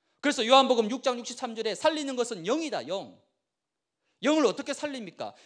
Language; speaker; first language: Korean; native; Korean